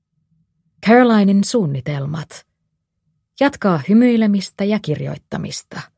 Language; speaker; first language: Finnish; native; Finnish